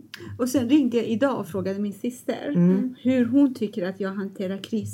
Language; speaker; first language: Swedish; non-native, fluent; Persian